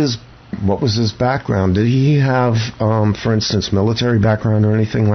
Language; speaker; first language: English; native; English